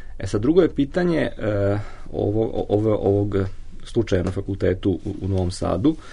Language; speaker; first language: Serbian; native; Serbian